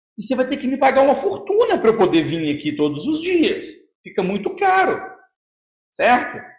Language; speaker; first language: Portuguese; native; Portuguese